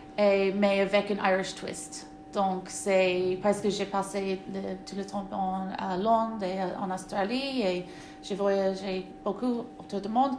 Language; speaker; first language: French; non-native, learner; English